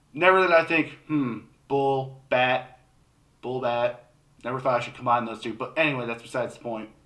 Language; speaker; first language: English; native; English